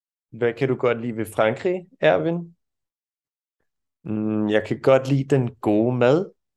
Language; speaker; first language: Danish; non-native, fluent; French